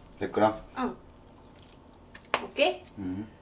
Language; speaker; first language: Korean; non-native, learner; Japanese